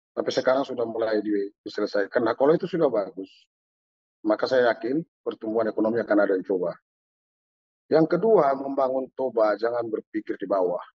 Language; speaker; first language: Indonesian; non-native, local second language; Batak Toba